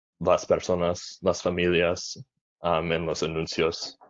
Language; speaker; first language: Spanish; non-native, learner; English